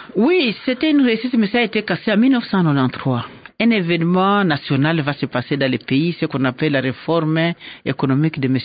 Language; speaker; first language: French; non-native, local second language; Swahili